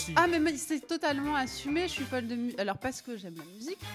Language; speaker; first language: French; native; French